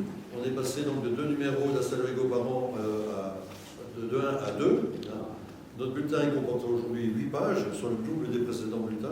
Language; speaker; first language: French; native; French